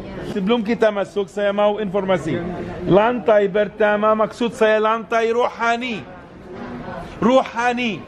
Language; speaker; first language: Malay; non-native, learner; Arabic